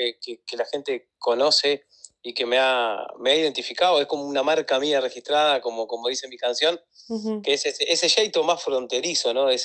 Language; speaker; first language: Spanish; native; Spanish